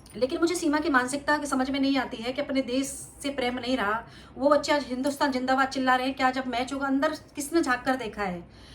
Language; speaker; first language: Hindi; native; Hindi